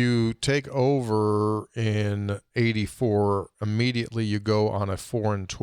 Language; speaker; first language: English; native; English